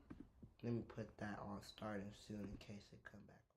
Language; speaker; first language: English; native; English